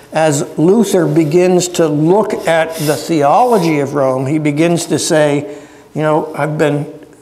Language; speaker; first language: English; native; English